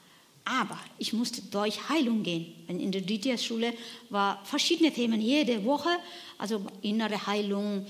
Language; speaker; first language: German; non-native, learner; Nepali